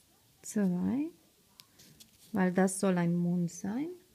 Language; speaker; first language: German; non-native, fluent; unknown